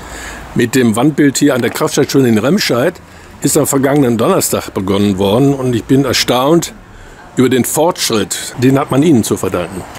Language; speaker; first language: German; native; German